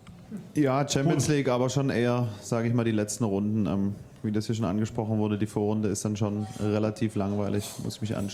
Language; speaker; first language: German; native; German